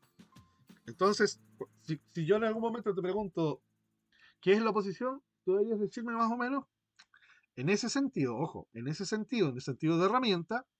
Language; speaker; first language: Spanish; native; Spanish